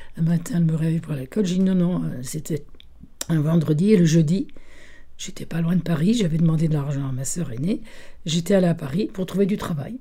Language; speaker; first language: French; early bilingual, other home language; Italian